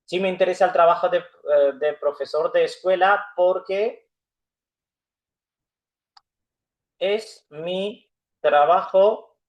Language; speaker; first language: Spanish; non-native, fluent; Urdu